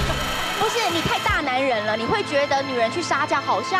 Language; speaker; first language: Chinese; native; Chinese